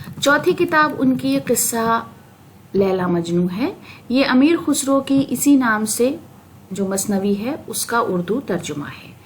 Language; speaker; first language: Urdu; native; Urdu